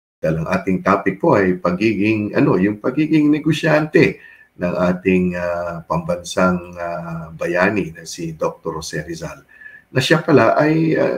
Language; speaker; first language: Filipino; native; Filipino